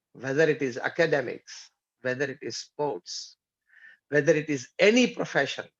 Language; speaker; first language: English; non-native, local second language; Gujarati